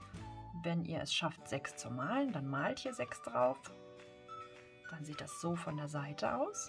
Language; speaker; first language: German; native; German